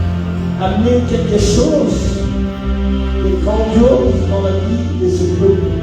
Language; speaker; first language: French; non-native, local second language; Lingala